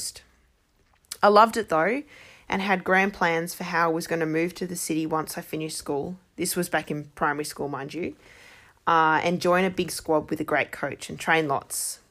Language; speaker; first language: English; native; English